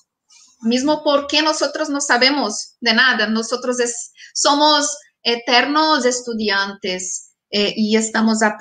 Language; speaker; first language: Spanish; non-native, fluent; Portuguese